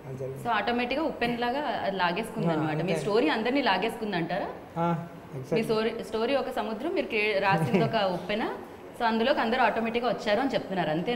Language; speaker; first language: Telugu; native; Telugu